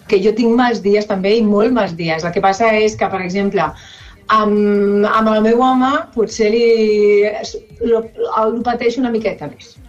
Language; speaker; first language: Catalan; non-native, local second language; Spanish